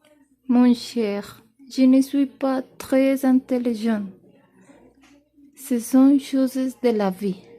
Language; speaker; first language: French; non-native, learner; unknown